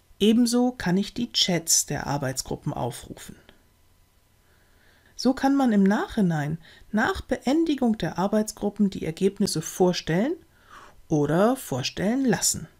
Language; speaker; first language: German; native; German